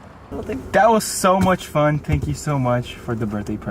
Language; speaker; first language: English; native; English